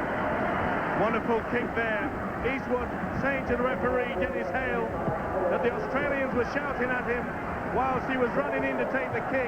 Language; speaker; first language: English; native; English